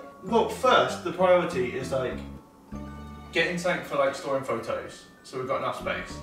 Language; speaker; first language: English; native; English